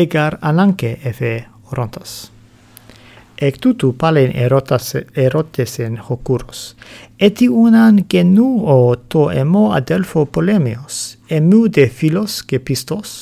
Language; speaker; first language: Greek; non-native, fluent; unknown